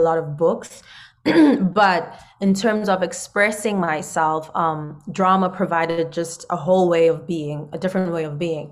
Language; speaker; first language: English; non-native, local second language; Zulu